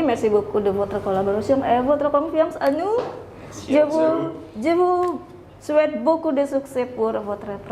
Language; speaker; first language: French; non-native, learner; Indonesian